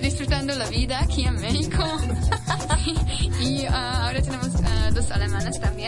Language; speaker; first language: Spanish; non-native, fluent; Hungarian